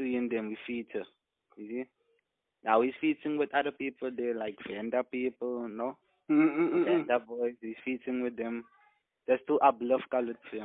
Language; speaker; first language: English; non-native, local second language; Afrikaans